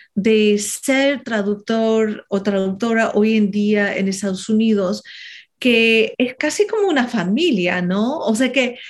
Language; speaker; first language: Spanish; non-native, fluent; English